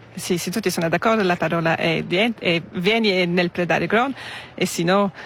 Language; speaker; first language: Italian; non-native, local second language; Romansh